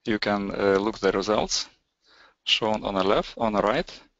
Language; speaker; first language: English; non-native, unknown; Lithuanian